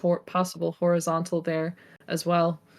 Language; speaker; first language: English; native; English